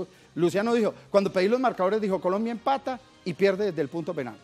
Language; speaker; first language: Spanish; native; Spanish